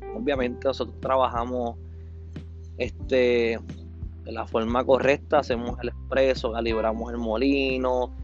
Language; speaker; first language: Spanish; native; Spanish